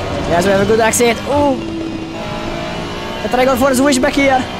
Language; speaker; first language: English; non-native, fluent; Italian